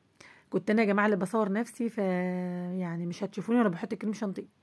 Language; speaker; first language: Arabic; native; Arabic